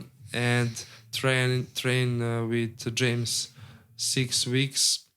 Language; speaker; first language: English; non-native, learner; Serbian